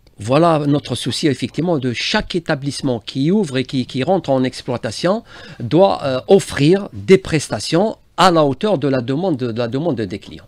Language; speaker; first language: French; non-native, local second language; Arabic